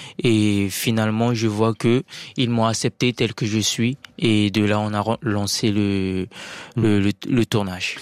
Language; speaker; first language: French; non-native, local second language; Sango